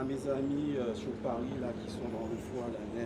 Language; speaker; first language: French; native; French